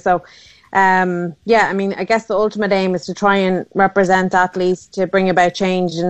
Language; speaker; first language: English; native; English